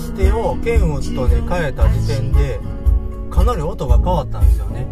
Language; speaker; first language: Japanese; native; Japanese